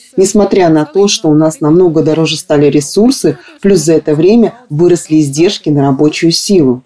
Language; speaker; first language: Russian; non-native, local second language; Latvian